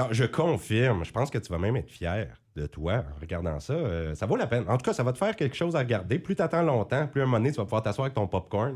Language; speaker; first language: French; native; French